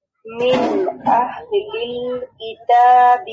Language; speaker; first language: Arabic; non-native, learner; Bangla